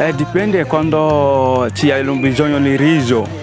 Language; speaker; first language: Italian; non-native, learner; Bambara